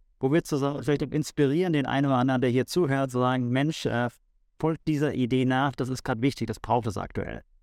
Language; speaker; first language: German; native; German